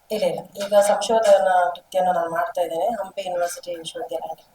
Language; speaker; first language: Kannada; non-native, local second language; Tulu